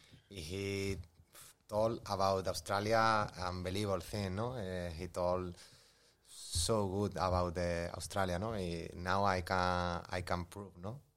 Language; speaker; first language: English; non-native, learner; Spanish